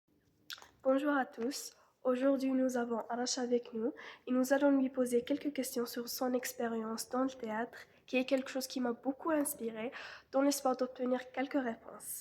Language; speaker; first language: French; non-native, local second language; Arabic